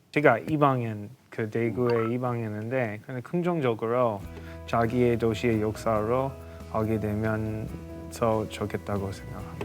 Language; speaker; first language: Korean; non-native, fluent; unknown